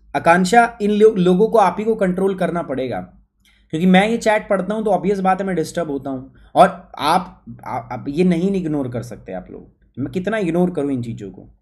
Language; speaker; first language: Hindi; native; Hindi